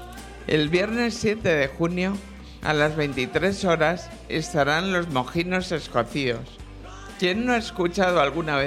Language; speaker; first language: Spanish; native; Spanish